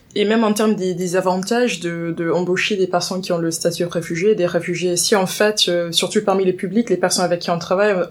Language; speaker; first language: French; non-native, fluent; English